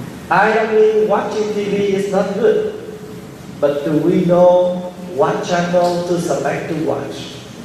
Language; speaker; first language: English; early bilingual, other home language; Vietnamese